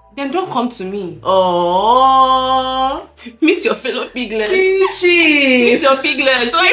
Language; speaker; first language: English; non-native, local second language; Igbo